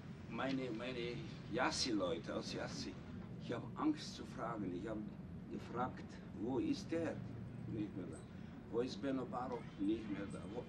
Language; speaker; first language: German; non-native, fluent; Romanian